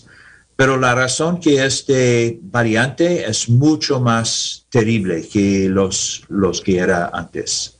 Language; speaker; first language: Spanish; non-native, learner; English